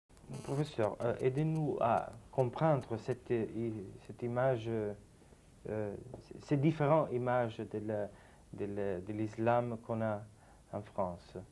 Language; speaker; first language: French; non-native, fluent; Italian